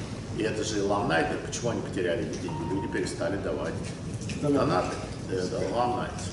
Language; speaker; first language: Russian; early bilingual, other home language; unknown